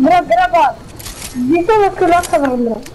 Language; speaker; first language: Swedish; early bilingual, other home language; Turkish